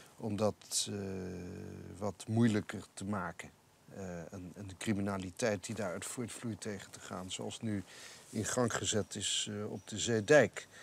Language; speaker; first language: Dutch; native; Dutch